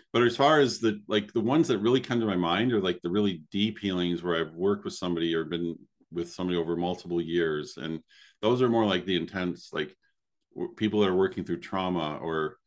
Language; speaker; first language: English; native; English